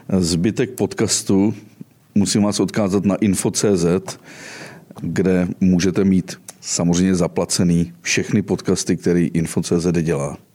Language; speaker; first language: Czech; native; Czech